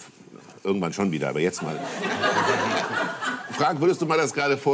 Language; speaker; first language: German; native; German